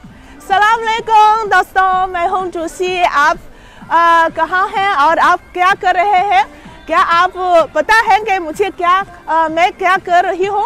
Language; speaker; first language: Hindi; non-native, fluent; Chinese